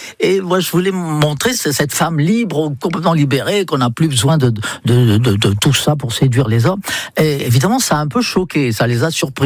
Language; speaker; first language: French; non-native, fluent; English